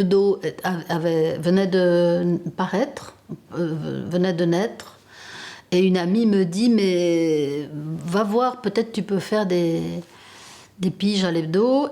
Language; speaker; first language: French; early bilingual, other home language; Italian